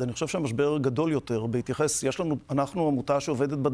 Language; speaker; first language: Hebrew; native; Hebrew